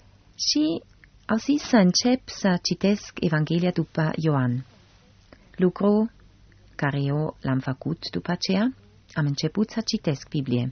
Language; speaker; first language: Romanian; non-native, fluent; German